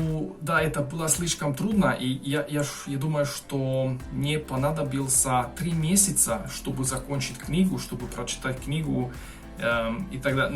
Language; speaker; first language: Russian; non-native, fluent; Hungarian